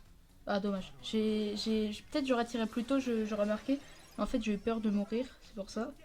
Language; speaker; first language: French; native; French